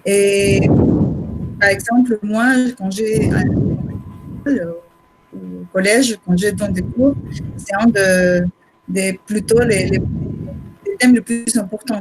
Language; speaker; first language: French; non-native, learner; Spanish